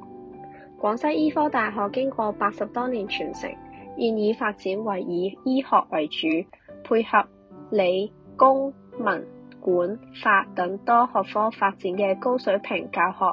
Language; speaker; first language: Chinese; non-native, local second language; Cantonese